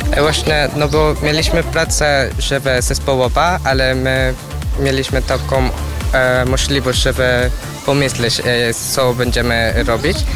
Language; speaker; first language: Polish; non-native, learner; Spanish